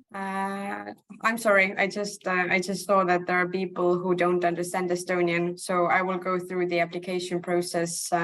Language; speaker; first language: English; non-native, fluent; Estonian